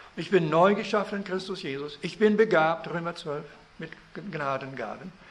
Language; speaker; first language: German; early bilingual, heritage; German